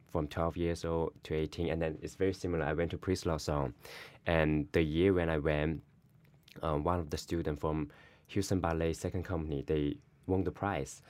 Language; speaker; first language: English; non-native, learner; Chinese